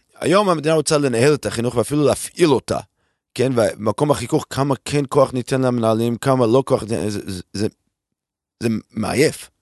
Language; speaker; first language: Hebrew; non-native, fluent; English